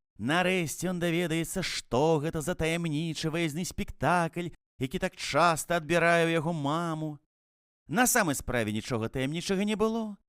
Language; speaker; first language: Belarusian; native; Belarusian